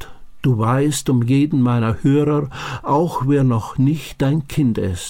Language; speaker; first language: German; native; German